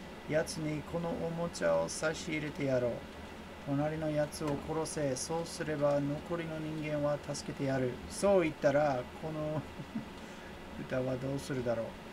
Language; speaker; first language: Japanese; non-native, learner; English